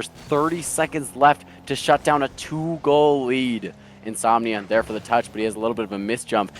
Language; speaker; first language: English; native; English